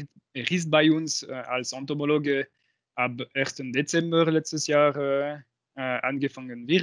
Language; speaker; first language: German; non-native, local second language; French